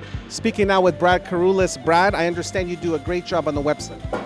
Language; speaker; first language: English; early bilingual, other home language; Macedonian